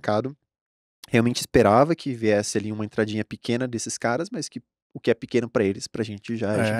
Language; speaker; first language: Portuguese; native; Portuguese